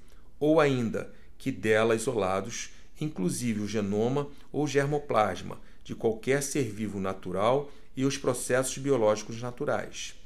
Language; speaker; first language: Portuguese; native; Portuguese